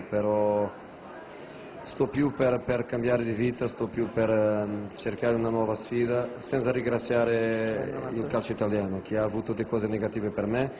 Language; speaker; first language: Italian; non-native, fluent; Portuguese